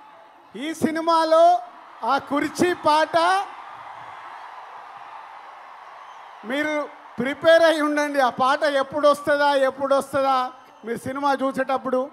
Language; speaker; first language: Telugu; native; Telugu